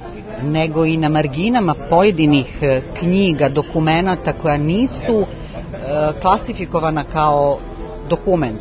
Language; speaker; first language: Serbian; native; Serbian